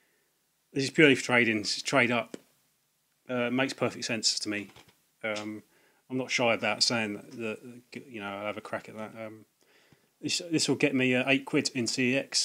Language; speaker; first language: English; native; English